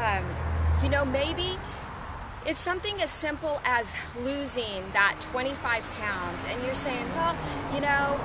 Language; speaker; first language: English; native; English